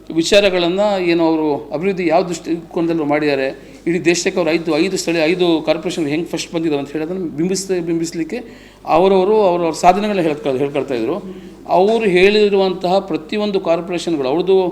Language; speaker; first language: Kannada; non-native, local second language; Urdu